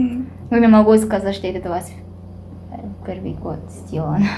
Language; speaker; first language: Russian; non-native, learner; Mongolian